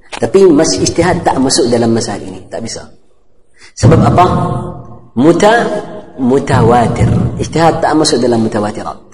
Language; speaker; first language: Malay; non-native, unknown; Arabic